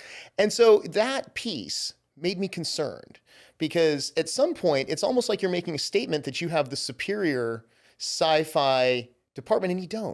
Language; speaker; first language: English; native; English